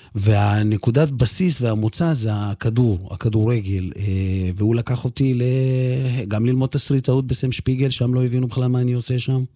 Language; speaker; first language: Hebrew; early bilingual, other home language; Russian